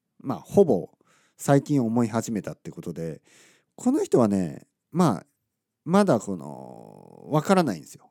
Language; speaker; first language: Japanese; native; Japanese